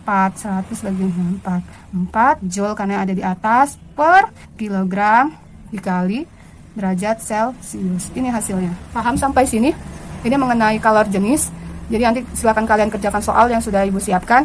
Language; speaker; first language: Indonesian; native; Indonesian